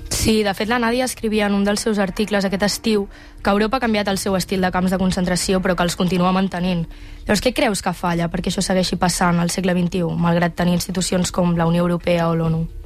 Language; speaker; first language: Catalan; native; Catalan